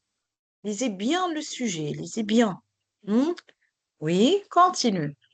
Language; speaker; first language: French; non-native, local second language; Arabic